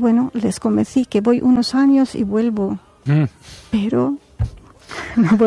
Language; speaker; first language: Spanish; non-native, fluent; Arabic